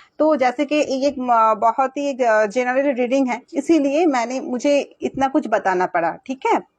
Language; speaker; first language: Hindi; non-native, local second language; Bangla